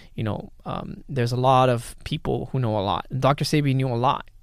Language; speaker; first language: English; early bilingual, other home language; Spanish